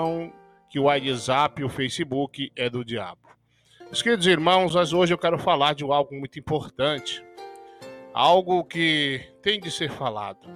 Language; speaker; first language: Portuguese; native; Portuguese